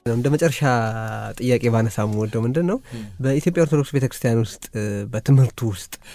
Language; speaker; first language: Amharic; native; Amharic